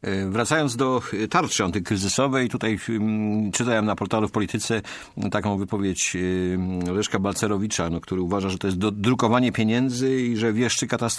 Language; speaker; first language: Polish; native; Polish